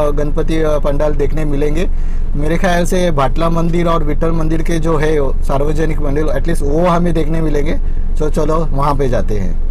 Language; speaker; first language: Hindi; non-native, local second language; Marathi